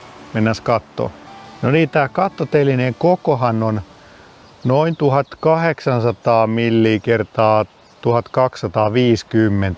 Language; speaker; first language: Finnish; native; Finnish